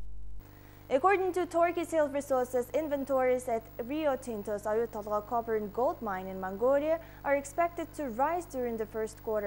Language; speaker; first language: English; non-native, fluent; Mongolian